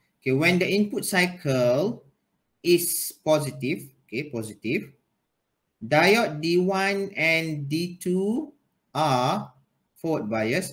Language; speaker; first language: English; non-native, local second language; Malay